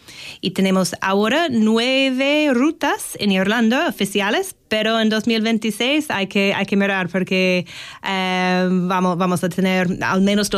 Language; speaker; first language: Spanish; non-native, fluent; English